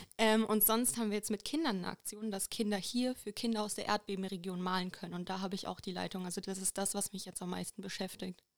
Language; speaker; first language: German; native; German